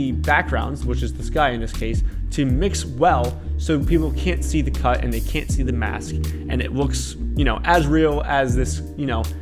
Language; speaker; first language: English; native; English